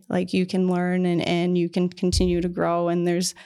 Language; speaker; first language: English; native; English